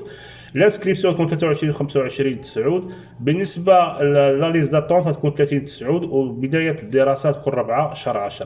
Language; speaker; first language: Arabic; native; Arabic